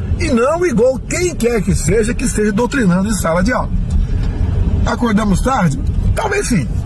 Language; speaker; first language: Portuguese; native; Portuguese